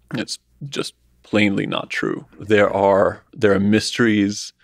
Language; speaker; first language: English; early bilingual, other home language; Russian